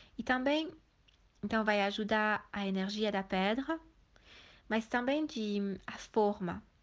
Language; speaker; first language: Portuguese; early bilingual, heritage; Portuguese